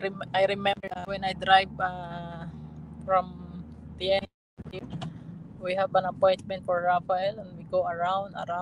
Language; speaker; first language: English; non-native, local second language; Filipino